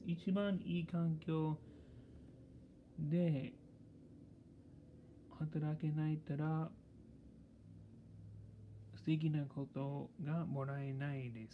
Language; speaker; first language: Japanese; non-native, learner; English